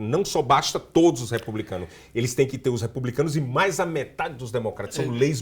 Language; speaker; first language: Portuguese; native; Portuguese